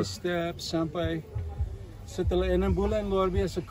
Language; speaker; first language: Indonesian; non-native, learner; English